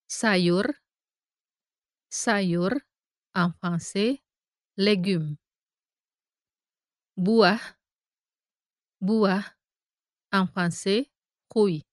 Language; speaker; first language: French; non-native, fluent; Indonesian